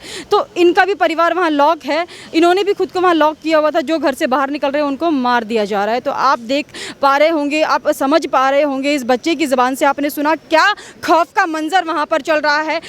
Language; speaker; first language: Hindi; native; Hindi